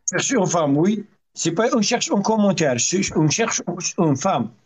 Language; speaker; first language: French; non-native, learner; Arabic